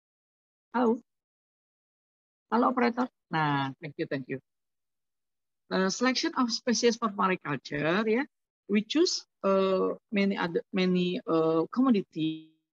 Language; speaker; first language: English; non-native, learner; Indonesian